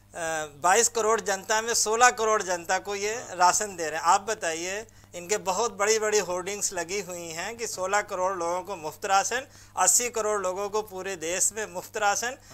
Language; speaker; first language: Hindi; native; Hindi